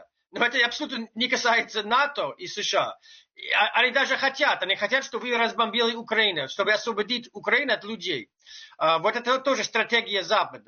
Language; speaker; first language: Russian; non-native, fluent; English